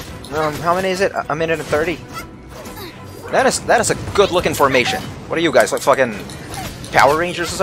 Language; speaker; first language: English; native; English